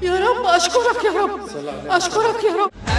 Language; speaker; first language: Arabic; native; Arabic